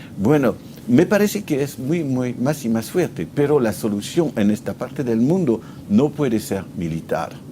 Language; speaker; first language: Spanish; non-native, fluent; French